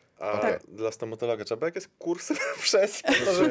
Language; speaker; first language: Polish; early bilingual, heritage; Polish